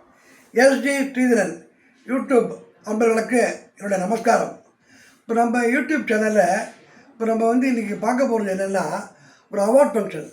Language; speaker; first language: Tamil; native; Tamil